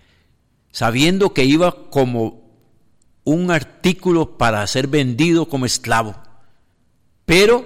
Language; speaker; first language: Spanish; native; Spanish